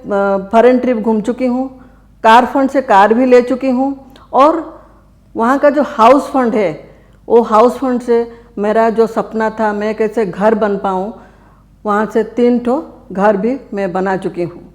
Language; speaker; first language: Hindi; non-native, local second language; Odia